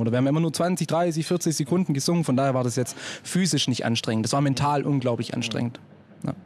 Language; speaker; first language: German; native; German